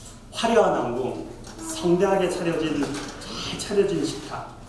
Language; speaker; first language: Korean; native; Korean